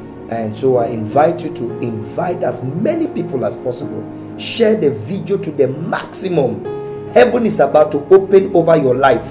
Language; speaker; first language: English; native; English